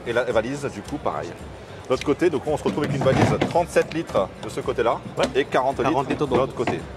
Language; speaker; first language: French; native; French